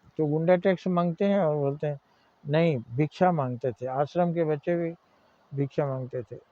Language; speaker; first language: Hindi; native; Hindi